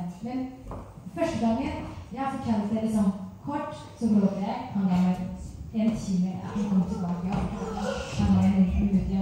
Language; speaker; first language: Norwegian; non-native, fluent; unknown